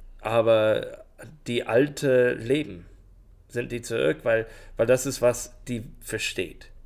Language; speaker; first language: German; non-native, learner; English